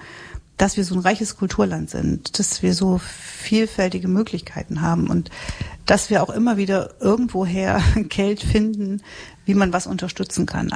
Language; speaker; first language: German; native; German